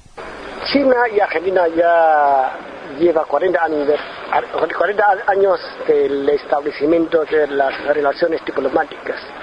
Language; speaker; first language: Spanish; non-native, fluent; Chinese